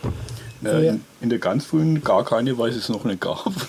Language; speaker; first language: German; native; German